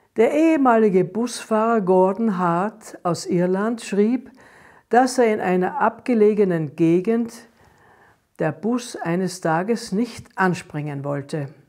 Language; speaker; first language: German; native; German